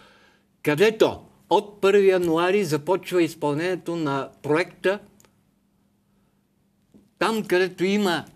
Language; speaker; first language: Bulgarian; native; Bulgarian